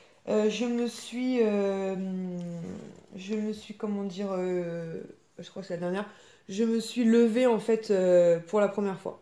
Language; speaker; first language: French; native; French